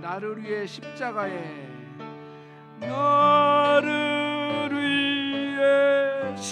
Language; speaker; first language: Korean; native; Korean